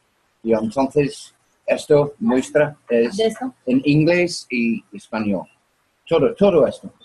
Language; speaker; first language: Spanish; non-native, learner; English